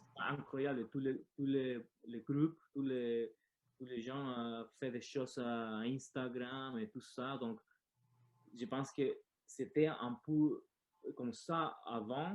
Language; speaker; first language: French; non-native, learner; Spanish